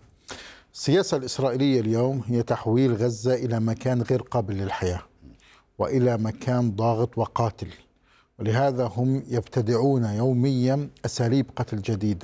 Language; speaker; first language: Arabic; native; Arabic